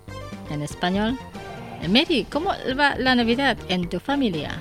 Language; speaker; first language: Spanish; non-native, fluent; Indonesian